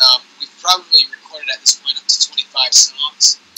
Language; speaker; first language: English; native; English